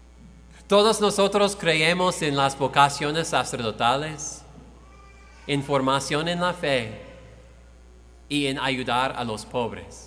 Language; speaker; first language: Spanish; non-native, fluent; English